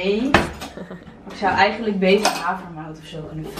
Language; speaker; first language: Dutch; native; Dutch